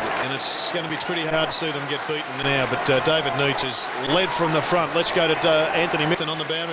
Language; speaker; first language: English; native; English